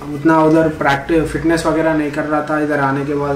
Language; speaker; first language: Hindi; non-native, local second language; Urdu